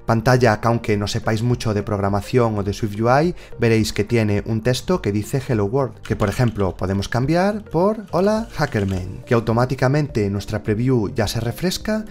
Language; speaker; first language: Spanish; native; Spanish